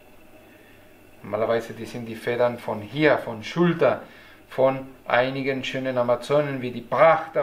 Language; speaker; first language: German; non-native, learner; Spanish